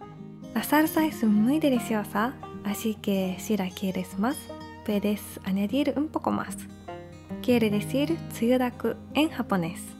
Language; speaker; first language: Spanish; non-native, fluent; Japanese